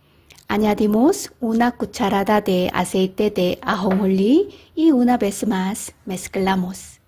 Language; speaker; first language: Spanish; non-native, fluent; Korean